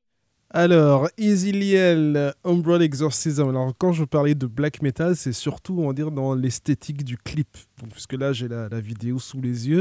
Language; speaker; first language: French; native; French